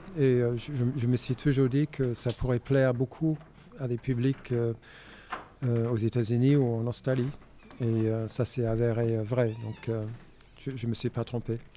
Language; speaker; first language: French; non-native, fluent; English